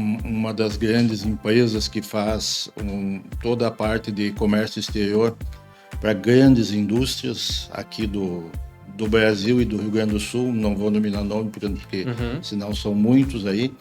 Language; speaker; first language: Portuguese; native; Portuguese